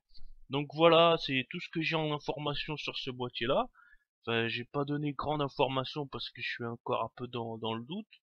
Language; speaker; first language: French; native; French